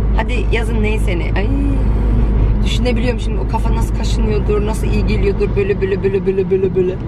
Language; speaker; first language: Turkish; early bilingual, heritage; Turkish